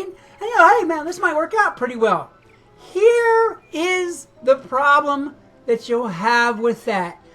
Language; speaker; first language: English; native; English